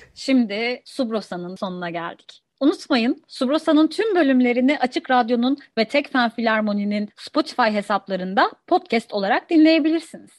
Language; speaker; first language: Turkish; native; Turkish